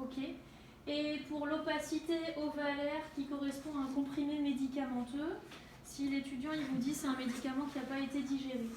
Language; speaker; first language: French; native; French